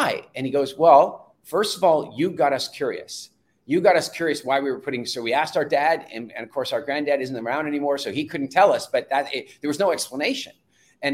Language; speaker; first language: English; native; English